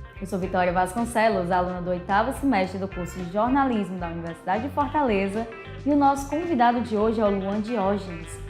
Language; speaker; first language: Portuguese; native; Portuguese